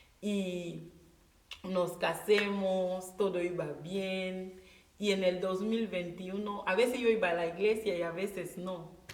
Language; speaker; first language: Spanish; non-native, local second language; Fang